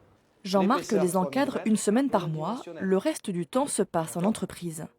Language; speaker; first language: French; native; French